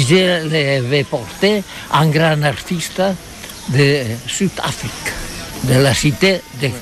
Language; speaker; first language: French; non-native, learner; Catalan